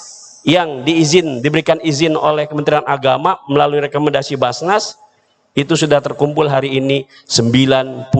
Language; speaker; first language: Indonesian; native; Indonesian